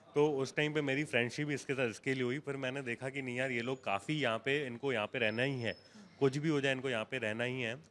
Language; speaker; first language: Hindi; non-native, local second language; Gujarati